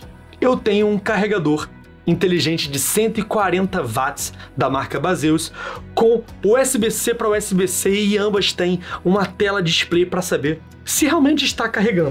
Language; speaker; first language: Portuguese; native; Portuguese